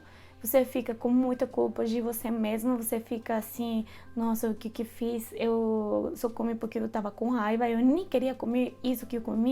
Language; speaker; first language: Portuguese; non-native, fluent; Spanish